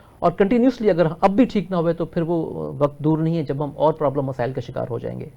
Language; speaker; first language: Urdu; non-native, local second language; Punjabi